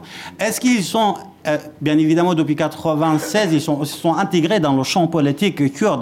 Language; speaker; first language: French; non-native, fluent; Kurdish